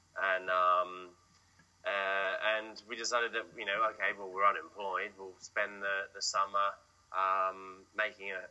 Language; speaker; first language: English; native; English